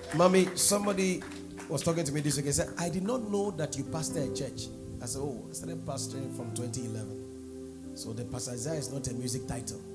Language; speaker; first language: English; non-native, local second language; Akan